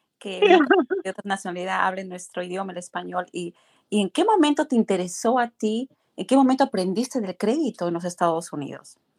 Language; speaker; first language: Spanish; native; Spanish